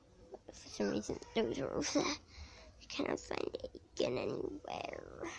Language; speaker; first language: English; native; English